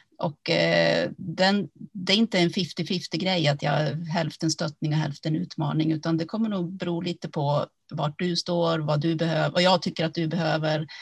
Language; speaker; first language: Swedish; early bilingual, other home language; Finnish